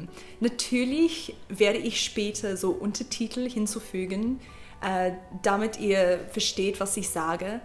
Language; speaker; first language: German; non-native, learner; English